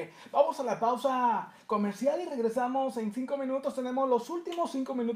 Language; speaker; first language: Spanish; native; Spanish